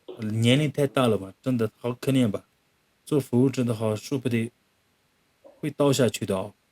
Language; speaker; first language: Chinese; non-native, local second language; Tibetan